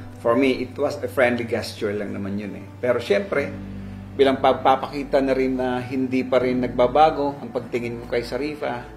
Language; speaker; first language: Filipino; non-native, local second language; Maguindanaon